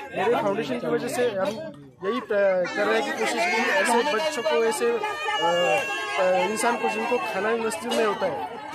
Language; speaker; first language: Hindi; native; Hindi